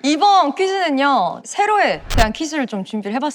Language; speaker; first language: Korean; native; Korean